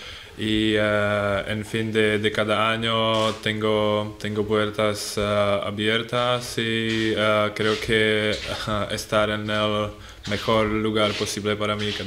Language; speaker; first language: Spanish; non-native, learner; Czech